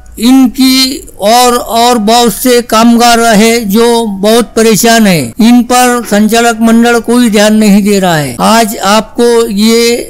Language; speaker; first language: Hindi; non-native, local second language; Marathi